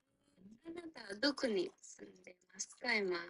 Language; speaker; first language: Japanese; non-native, fluent; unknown